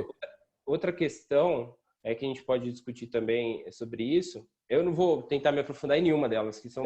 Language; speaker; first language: Portuguese; native; Portuguese